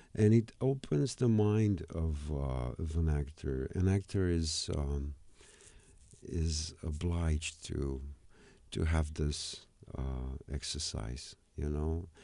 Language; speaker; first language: English; non-native, fluent; Romanian